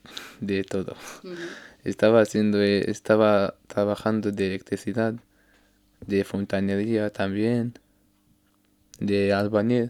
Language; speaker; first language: Spanish; non-native, learner; Arabic